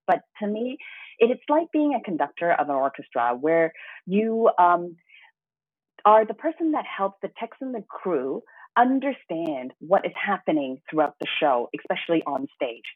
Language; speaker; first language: English; non-native, local second language; Cantonese